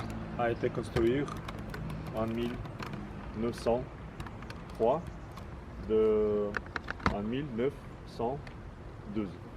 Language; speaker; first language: French; non-native, learner; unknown